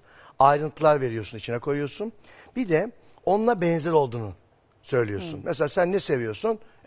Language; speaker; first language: Turkish; native; Turkish